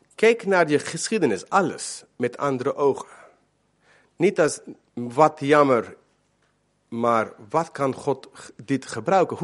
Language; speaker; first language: Dutch; non-native, fluent; Spanish